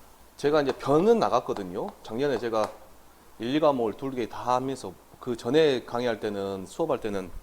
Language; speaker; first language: Korean; native; Korean